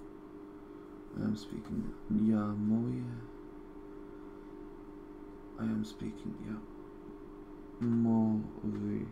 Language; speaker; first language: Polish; non-native, learner; English